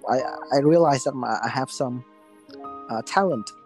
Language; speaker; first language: English; non-native, learner; Vietnamese